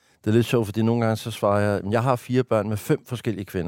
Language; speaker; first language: Danish; native; Danish